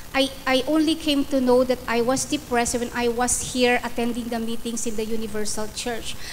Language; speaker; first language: English; non-native, local second language; Iloko